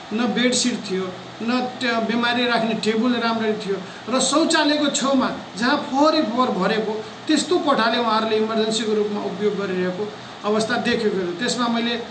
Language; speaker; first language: Nepali; non-native, local second language; Maithili